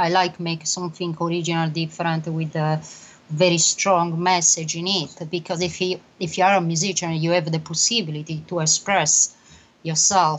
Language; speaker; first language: English; non-native, learner; Italian